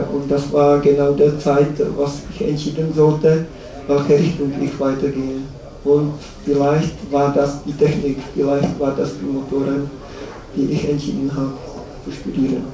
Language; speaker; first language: German; non-native, learner; Czech